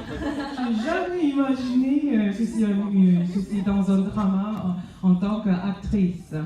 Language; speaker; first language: French; non-native, fluent; Korean